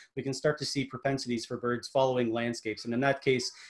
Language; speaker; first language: English; native; English